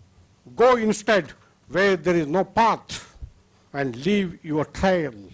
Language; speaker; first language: English; non-native, local second language; Kannada